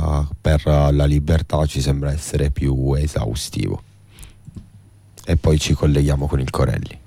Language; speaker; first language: Italian; native; Italian